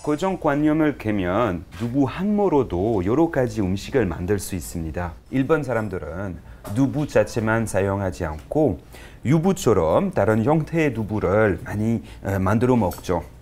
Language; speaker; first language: Korean; non-native, fluent; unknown